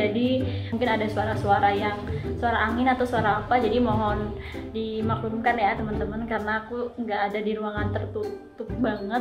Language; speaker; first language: Indonesian; native; Indonesian